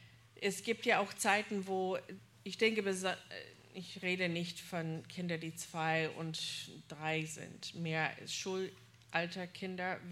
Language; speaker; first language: German; non-native, fluent; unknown